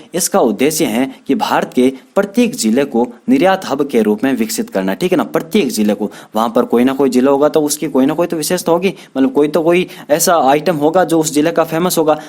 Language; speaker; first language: Hindi; native; Hindi